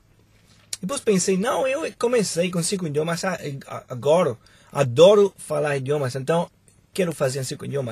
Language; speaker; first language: Portuguese; non-native, fluent; Spanish